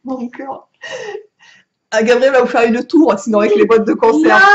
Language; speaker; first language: French; native; French